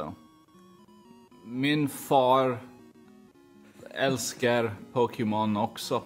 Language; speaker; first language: Swedish; non-native, learner; English